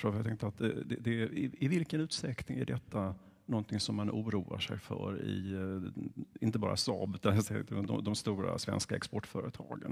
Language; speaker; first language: Swedish; native; Swedish